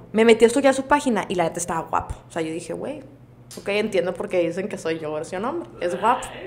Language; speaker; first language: Spanish; native; Spanish